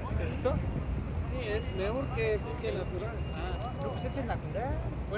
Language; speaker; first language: Spanish; native; Spanish